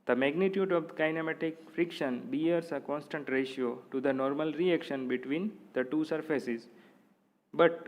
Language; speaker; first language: English; non-native, local second language; Gujarati